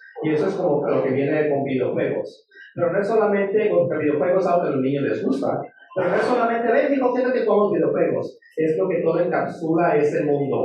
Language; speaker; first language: Spanish; native; Spanish